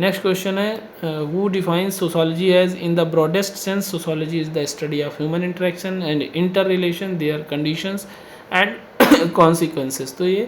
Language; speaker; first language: Hindi; native; Hindi